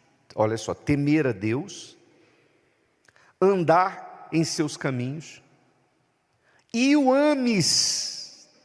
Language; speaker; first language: Portuguese; native; Portuguese